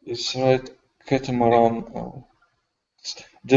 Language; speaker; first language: English; non-native, learner; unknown